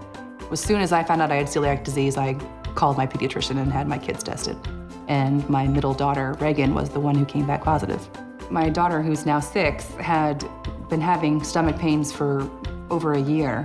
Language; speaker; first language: English; native; English